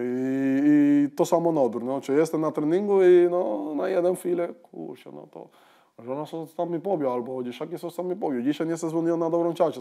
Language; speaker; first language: Polish; non-native, fluent; Spanish